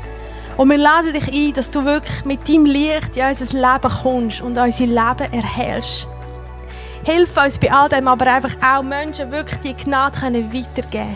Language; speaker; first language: German; native; German